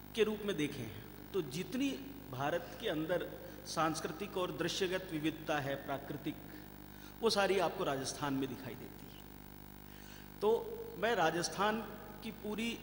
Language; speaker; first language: Hindi; native; Hindi